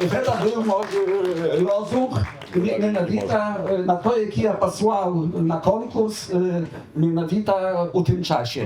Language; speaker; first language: Polish; non-native, local second language; Belarusian